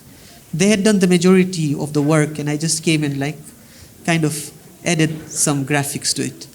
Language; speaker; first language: English; non-native, fluent; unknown